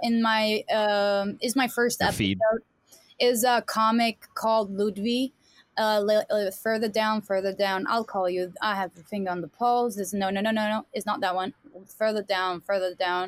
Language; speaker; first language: English; non-native, fluent; Danish